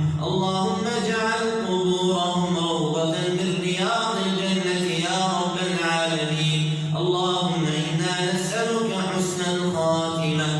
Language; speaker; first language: Arabic; native; Arabic